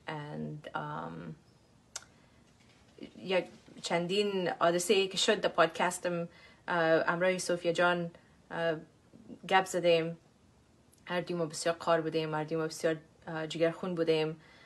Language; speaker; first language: Persian; early bilingual, heritage; Persian